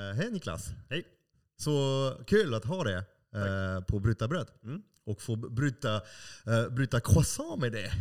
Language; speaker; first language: Swedish; non-native, fluent; French